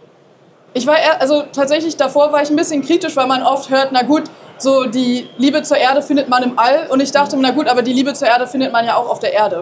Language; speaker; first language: German; native; German